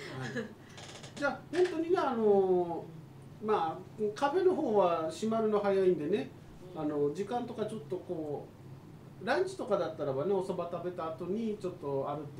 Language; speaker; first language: Japanese; native; Japanese